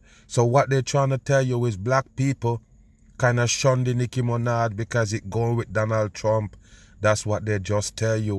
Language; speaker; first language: English; native; English